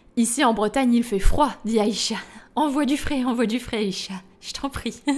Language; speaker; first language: French; native; French